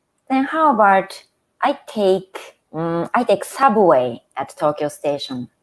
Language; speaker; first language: English; non-native, fluent; Japanese